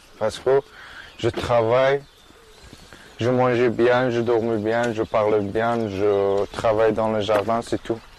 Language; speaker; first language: French; non-native, learner; Persian